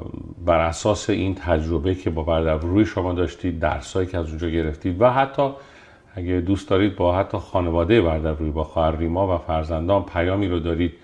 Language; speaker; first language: Persian; native; Persian